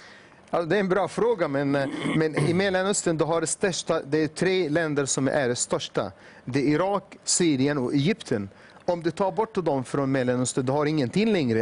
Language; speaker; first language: Swedish; non-native, fluent; Arabic